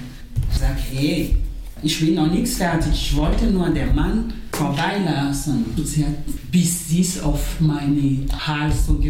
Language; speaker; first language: German; non-native, fluent; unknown